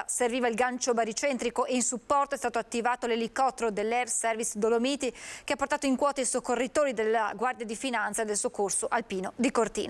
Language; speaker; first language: Italian; native; Italian